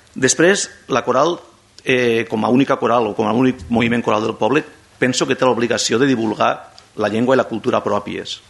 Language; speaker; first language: Catalan; non-native, local second language; Spanish